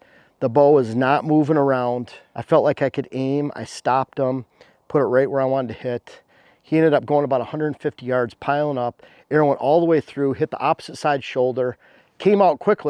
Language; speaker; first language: English; native; English